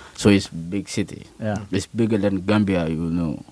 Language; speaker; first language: English; non-native, learner; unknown